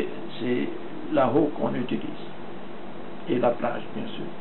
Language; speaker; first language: French; non-native, fluent; Dutch